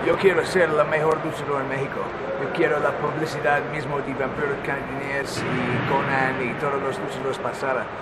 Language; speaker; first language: Spanish; non-native, learner; English